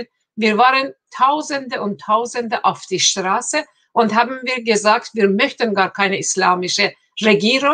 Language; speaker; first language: German; non-native, fluent; Persian